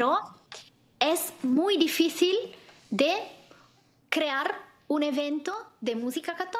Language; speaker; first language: Spanish; non-native, fluent; Italian